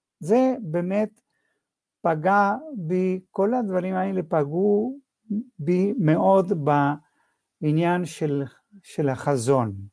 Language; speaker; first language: Hebrew; non-native, fluent; Spanish